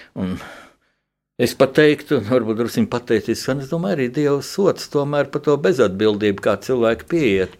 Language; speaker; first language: Latvian; native; Latvian